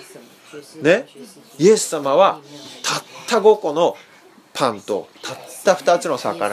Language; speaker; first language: Japanese; native; Japanese